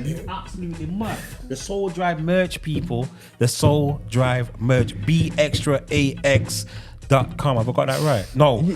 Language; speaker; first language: English; native; English